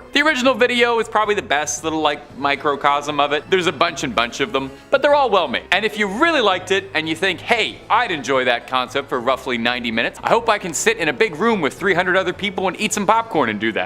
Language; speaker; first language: English; native; English